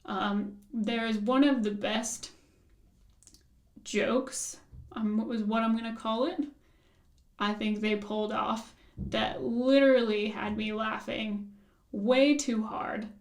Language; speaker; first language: English; native; English